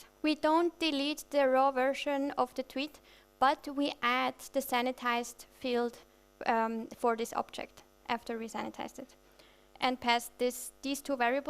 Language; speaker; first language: English; non-native, fluent; German